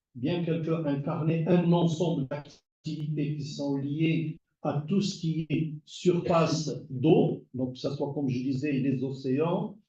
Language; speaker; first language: French; non-native, local second language; Arabic